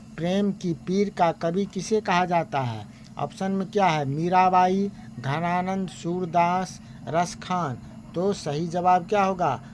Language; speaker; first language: Hindi; native; Hindi